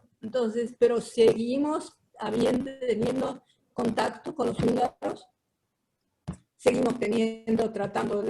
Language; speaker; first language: Spanish; early bilingual, other home language; Hungarian